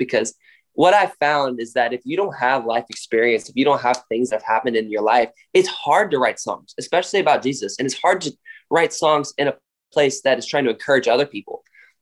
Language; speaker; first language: English; native; English